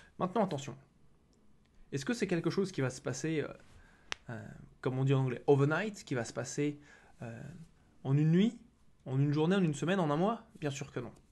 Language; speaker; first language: French; native; French